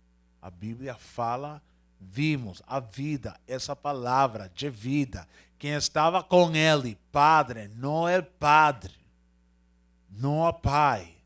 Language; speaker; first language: Portuguese; non-native, learner; Spanish